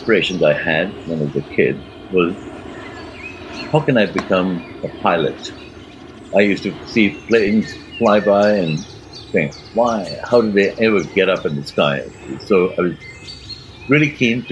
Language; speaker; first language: English; non-native, local second language; Urdu